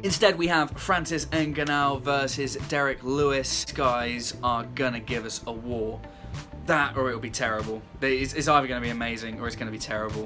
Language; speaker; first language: English; native; English